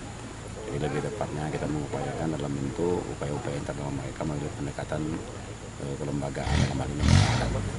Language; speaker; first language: Indonesian; native; Indonesian